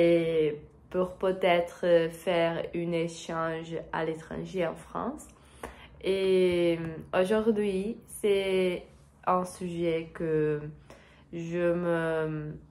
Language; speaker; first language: French; non-native, learner; Portuguese